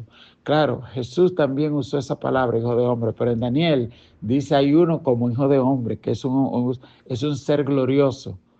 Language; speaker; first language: Spanish; native; Spanish